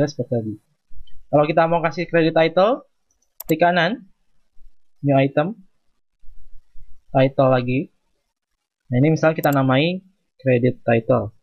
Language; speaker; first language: Indonesian; native; Indonesian